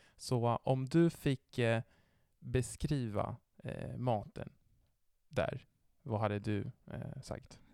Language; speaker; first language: Swedish; non-native, fluent; Italian